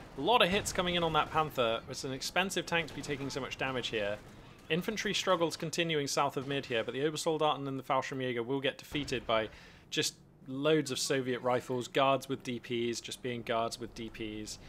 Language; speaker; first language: English; native; English